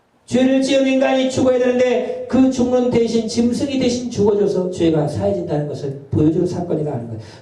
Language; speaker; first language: Korean; native; Korean